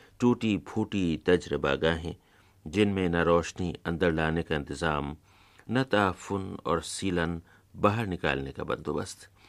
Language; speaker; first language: Urdu; native; Urdu